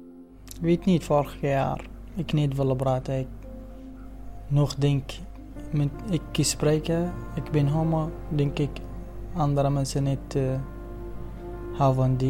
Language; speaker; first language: Dutch; non-native, learner; Arabic